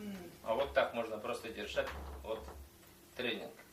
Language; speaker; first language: Russian; non-native, local second language; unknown